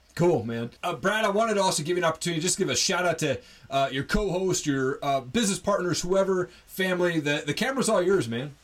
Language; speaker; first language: English; native; English